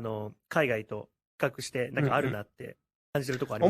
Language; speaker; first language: Japanese; native; Japanese